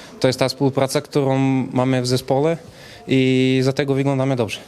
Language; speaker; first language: Polish; non-native, fluent; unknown